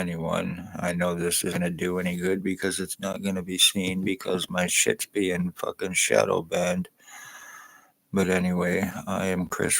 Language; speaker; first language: English; native; English